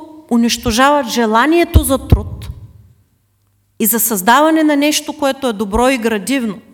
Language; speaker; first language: Bulgarian; native; Bulgarian